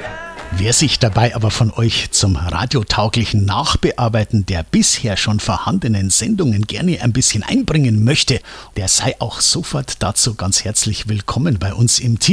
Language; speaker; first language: German; native; German